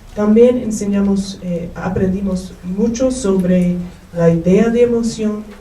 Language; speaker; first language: Spanish; non-native, learner; English